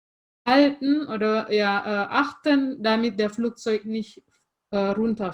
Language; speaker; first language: German; non-native, fluent; Indonesian